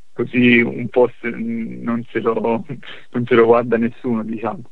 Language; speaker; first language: Italian; native; Italian